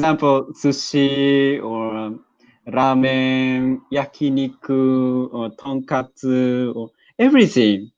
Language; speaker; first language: English; non-native, learner; Japanese